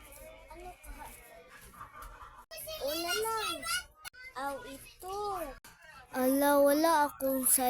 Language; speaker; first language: Filipino; non-native, local second language; Cebuano